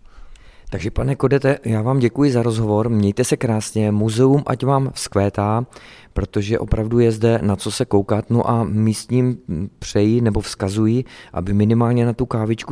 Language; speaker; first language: Czech; native; Czech